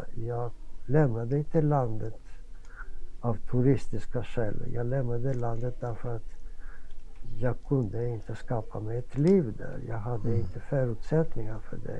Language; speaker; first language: Swedish; non-native, fluent; Greek